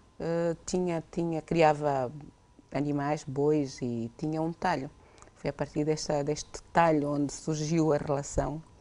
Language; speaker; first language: Portuguese; native; Portuguese